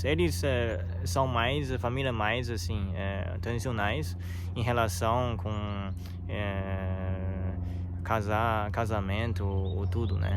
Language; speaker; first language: Portuguese; non-native, learner; Chinese